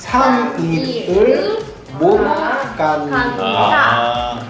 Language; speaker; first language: Korean; native; Korean